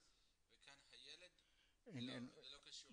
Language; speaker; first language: Hebrew; non-native, learner; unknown